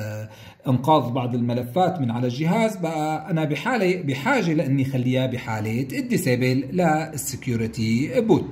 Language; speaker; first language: Arabic; native; Arabic